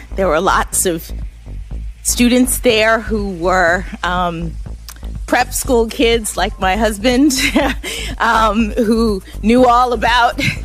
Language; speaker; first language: English; native; English